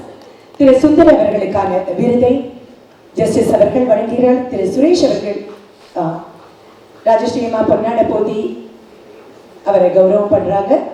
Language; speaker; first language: Tamil; native; Tamil